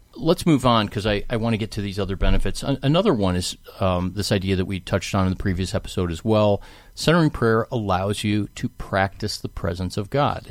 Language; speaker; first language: English; native; English